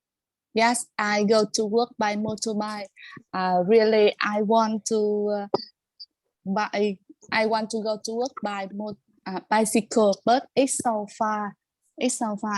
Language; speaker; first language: English; non-native, learner; Vietnamese